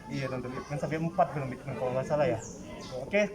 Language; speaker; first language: Indonesian; native; Indonesian